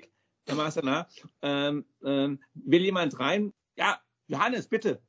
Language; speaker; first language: German; native; German